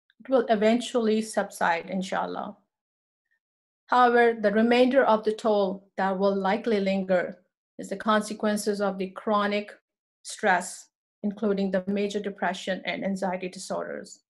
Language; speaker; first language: English; non-native, local second language; Urdu